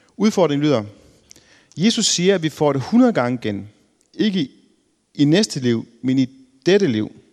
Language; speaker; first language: Danish; native; Danish